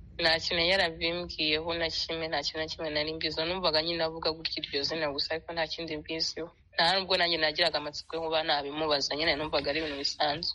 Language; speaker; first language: Kinyarwanda; native; Kinyarwanda